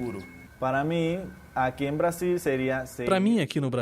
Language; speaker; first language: Portuguese; non-native, learner; Spanish